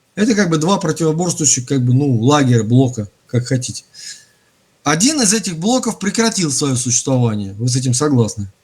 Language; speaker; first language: Russian; native; Russian